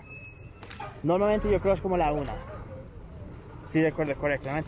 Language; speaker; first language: Spanish; non-native, learner; English